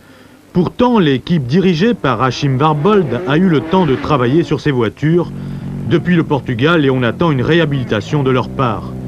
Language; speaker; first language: French; native; French